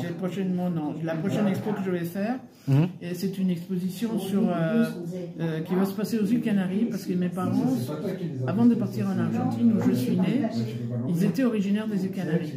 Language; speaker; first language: French; early bilingual, other home language; Spanish